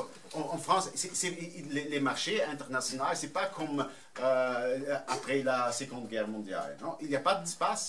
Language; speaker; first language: French; non-native, fluent; German